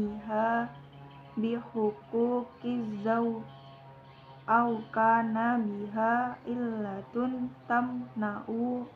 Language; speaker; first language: Arabic; non-native, learner; Indonesian